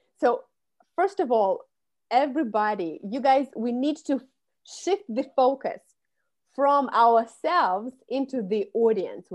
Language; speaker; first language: English; non-native, fluent; Russian